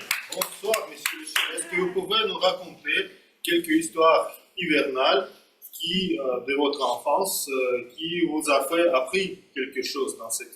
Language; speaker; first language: French; non-native, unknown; Russian